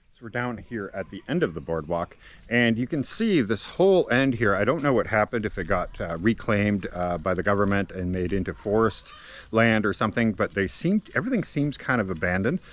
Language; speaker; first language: English; native; English